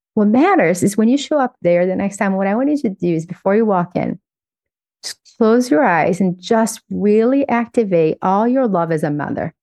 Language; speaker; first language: English; non-native, fluent; Portuguese